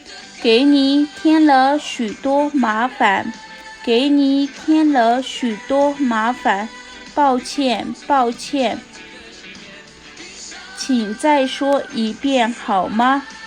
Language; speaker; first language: Chinese; non-native, local second language; Tibetan